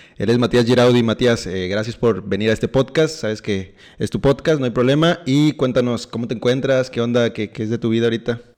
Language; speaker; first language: Spanish; native; Spanish